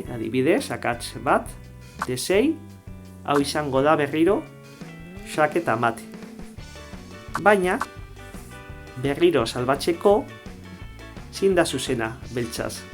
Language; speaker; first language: Basque; non-native, local second language; Spanish